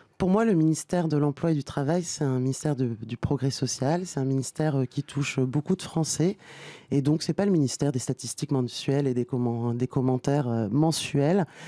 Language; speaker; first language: French; native; French